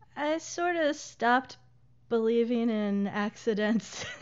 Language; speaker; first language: English; native; English